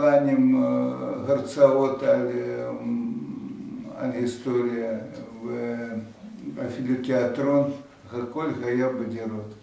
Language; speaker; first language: Hebrew; non-native, fluent; Russian